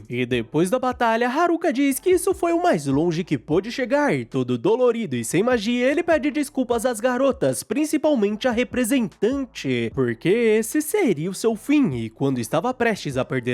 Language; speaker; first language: Portuguese; native; Portuguese